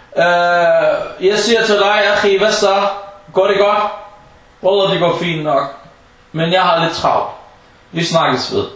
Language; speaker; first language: Danish; early bilingual, other home language; Arabic